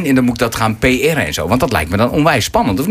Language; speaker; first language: Dutch; native; Dutch